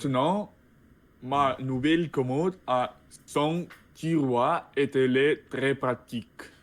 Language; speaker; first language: French; non-native, learner; Russian